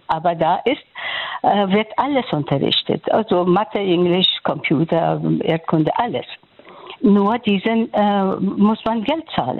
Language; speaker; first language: German; non-native, fluent; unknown